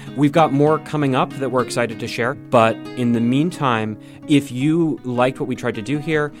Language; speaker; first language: English; native; English